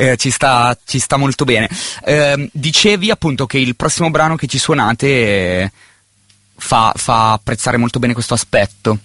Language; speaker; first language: Italian; native; Italian